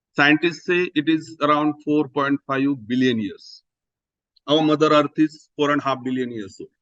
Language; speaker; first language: English; non-native, local second language; Marathi